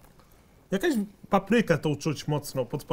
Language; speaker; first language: Polish; native; Polish